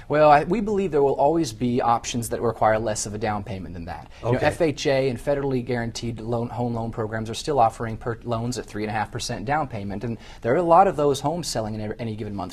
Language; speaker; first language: English; native; English